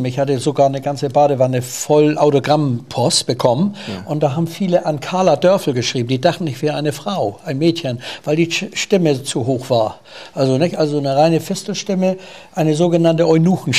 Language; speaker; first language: German; native; German